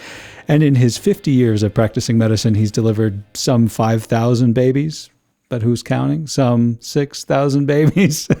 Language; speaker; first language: English; native; English